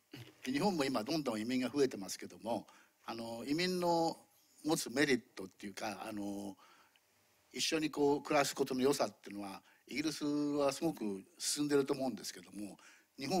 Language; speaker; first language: Japanese; native; Japanese